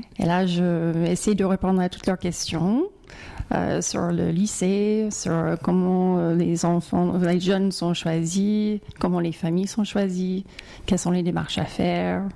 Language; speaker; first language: French; non-native, fluent; English